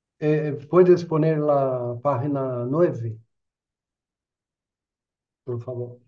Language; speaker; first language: Spanish; non-native, fluent; Portuguese